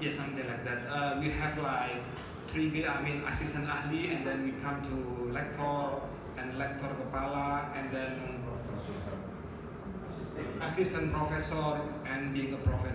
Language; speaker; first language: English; non-native, learner; Indonesian